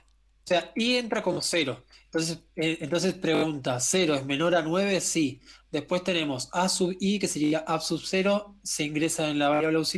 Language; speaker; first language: Spanish; native; Spanish